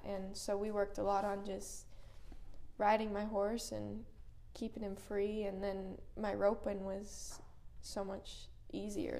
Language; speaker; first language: English; native; English